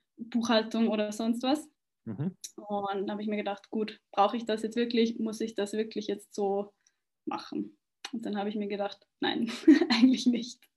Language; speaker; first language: German; native; German